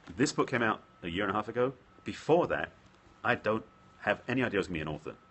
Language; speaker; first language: English; native; English